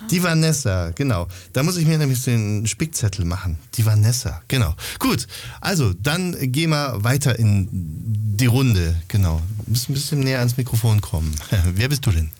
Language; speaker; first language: German; native; German